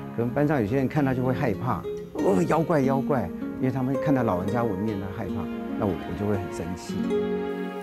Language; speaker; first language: Chinese; native; Chinese